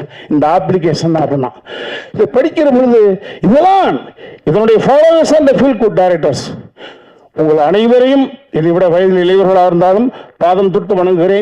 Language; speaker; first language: Tamil; native; Tamil